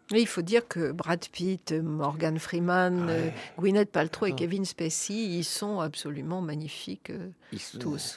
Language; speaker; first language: French; native; French